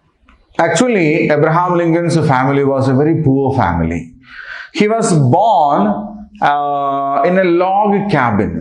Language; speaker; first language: English; non-native, local second language; Telugu